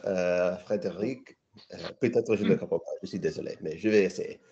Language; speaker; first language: French; non-native, learner; English